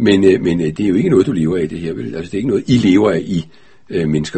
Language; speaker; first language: Danish; native; Danish